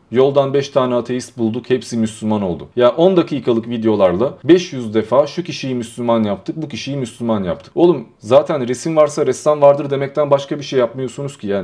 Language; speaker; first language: Turkish; native; Turkish